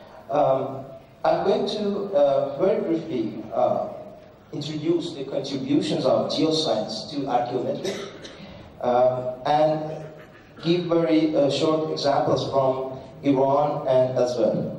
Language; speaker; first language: English; non-native, fluent; Persian